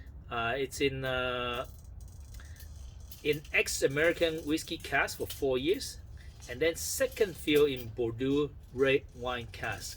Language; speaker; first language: English; non-native, fluent; Chinese